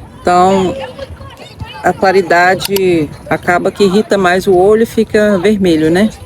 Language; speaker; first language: Portuguese; native; Portuguese